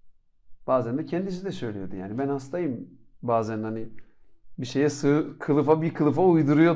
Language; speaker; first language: Turkish; native; Turkish